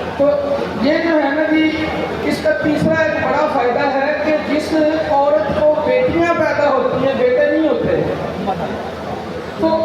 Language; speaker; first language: Urdu; non-native, local second language; Punjabi